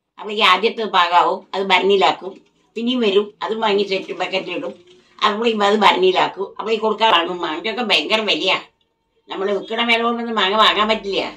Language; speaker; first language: Malayalam; non-native, local second language; Tamil